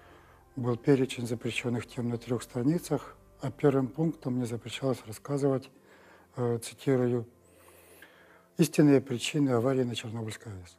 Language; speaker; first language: Russian; native; Russian